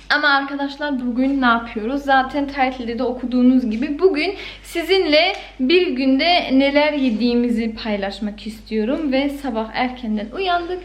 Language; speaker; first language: Turkish; early bilingual, heritage; Turkish